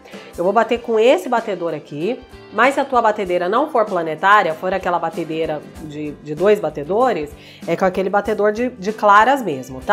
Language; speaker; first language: Portuguese; native; Portuguese